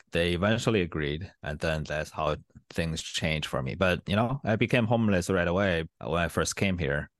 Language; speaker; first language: English; non-native, fluent; Chinese